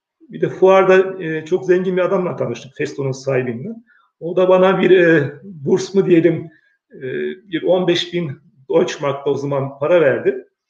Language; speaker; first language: Turkish; early bilingual, heritage; Turkish